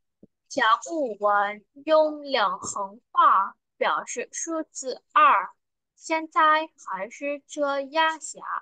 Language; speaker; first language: Chinese; non-native, learner; Vietnamese